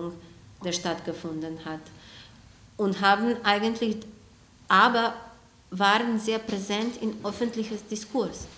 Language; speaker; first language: German; non-native, fluent; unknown